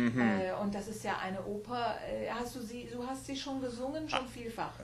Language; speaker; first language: German; native; German